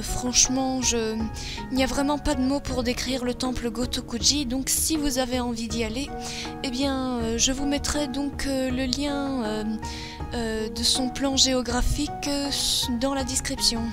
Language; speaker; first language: French; native; French